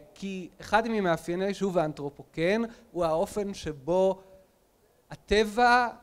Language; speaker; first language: Hebrew; native; Hebrew